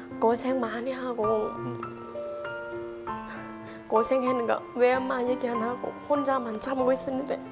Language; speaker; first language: Korean; non-native, learner; Vietnamese